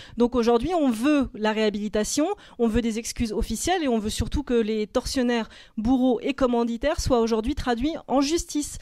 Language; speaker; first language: French; native; French